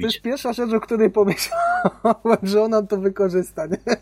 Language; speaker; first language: Polish; native; Polish